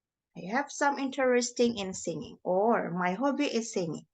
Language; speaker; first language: English; non-native, learner; Indonesian